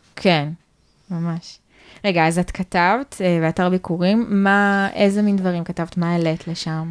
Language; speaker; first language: Hebrew; native; Hebrew